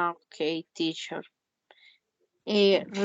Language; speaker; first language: English; non-native, learner; Spanish